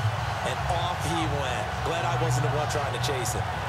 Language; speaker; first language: English; native; English